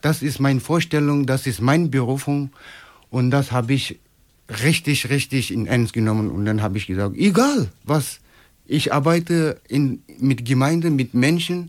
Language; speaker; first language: German; non-native, fluent; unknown